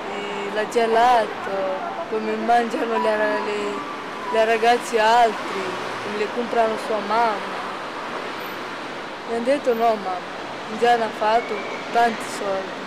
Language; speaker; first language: Italian; non-native, learner; Romanian